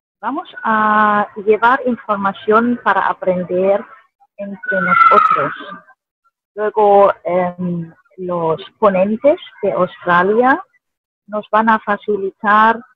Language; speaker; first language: Spanish; non-native, fluent; German